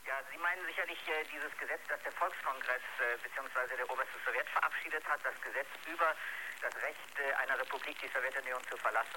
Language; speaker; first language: German; native; German